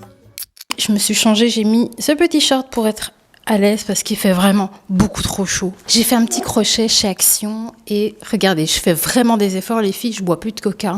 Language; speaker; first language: French; native; French